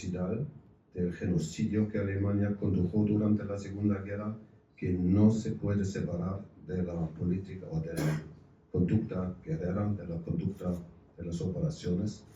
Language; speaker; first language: Spanish; non-native, fluent; German